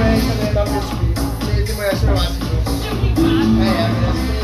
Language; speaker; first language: Danish; native; Danish